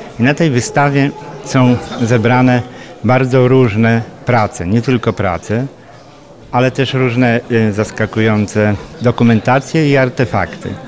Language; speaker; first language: Polish; native; Polish